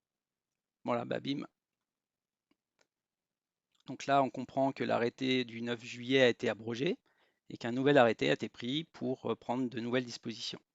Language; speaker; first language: French; native; French